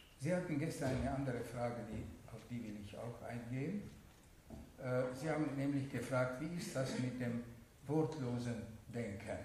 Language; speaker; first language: German; non-native, fluent; Hungarian